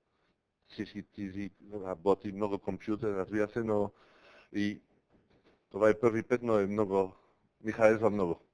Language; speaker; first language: Bulgarian; non-native, learner; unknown